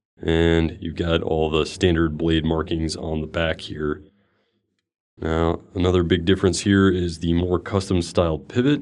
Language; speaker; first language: English; native; English